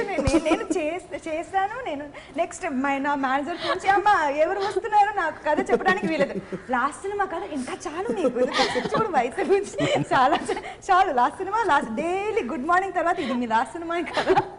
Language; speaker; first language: Telugu; non-native, fluent; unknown